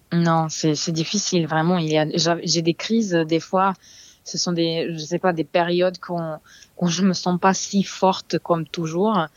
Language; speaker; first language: French; non-native, fluent; Serbian